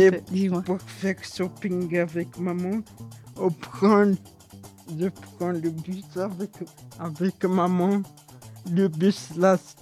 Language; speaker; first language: French; early bilingual, other home language; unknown